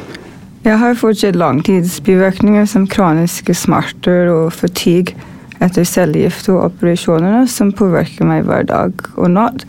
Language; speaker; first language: Norwegian; non-native, fluent; English